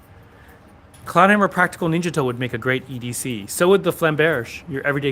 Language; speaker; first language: English; native; English